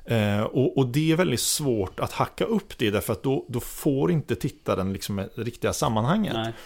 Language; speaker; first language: Swedish; native; Swedish